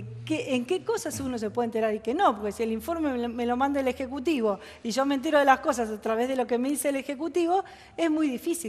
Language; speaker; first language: Spanish; native; Spanish